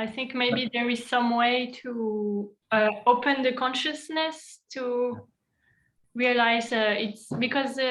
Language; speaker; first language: English; non-native, fluent; French